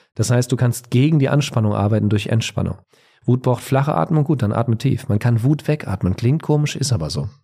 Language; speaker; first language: German; native; German